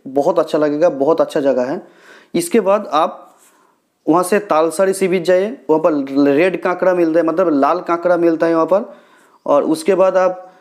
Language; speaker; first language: Hindi; non-native, local second language; Bangla